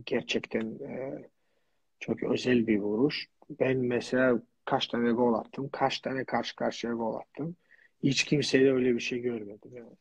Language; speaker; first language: Turkish; non-native, fluent; Georgian